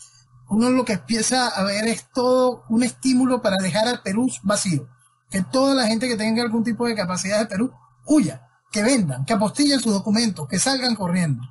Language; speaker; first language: Spanish; native; Spanish